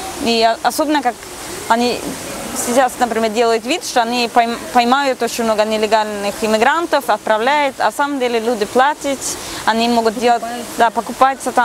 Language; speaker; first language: Russian; non-native, fluent; Swedish